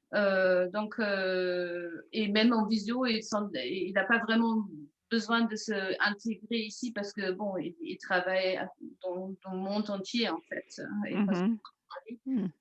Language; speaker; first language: French; non-native, fluent; German